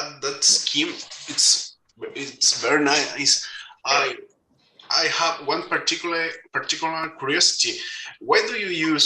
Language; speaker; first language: English; non-native, fluent; Spanish